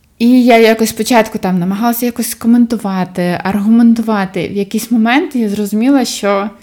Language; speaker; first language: Ukrainian; non-native, local second language; Russian